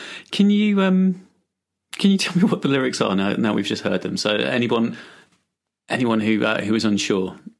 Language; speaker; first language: English; native; English